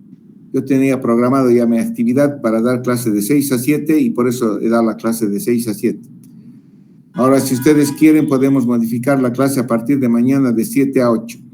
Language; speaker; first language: Spanish; native; Spanish